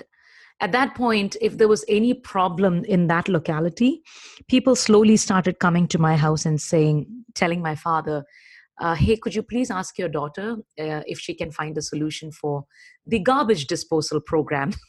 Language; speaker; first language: English; non-native, local second language; Malayalam